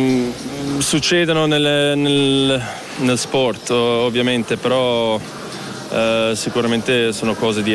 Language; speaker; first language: Italian; non-native, fluent; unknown